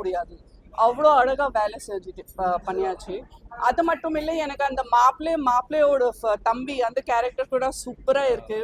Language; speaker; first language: Tamil; non-native, local second language; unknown